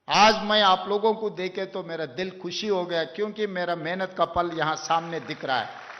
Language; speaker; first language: Hindi; non-native, local second language; Telugu